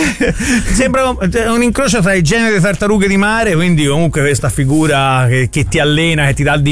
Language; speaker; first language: Italian; native; Italian